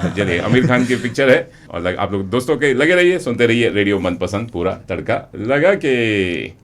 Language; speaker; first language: Hindi; native; Hindi